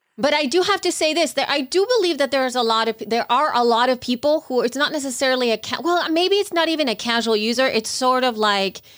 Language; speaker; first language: English; early bilingual, other home language; Spanish